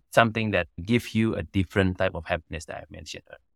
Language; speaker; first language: English; non-native, fluent; Indonesian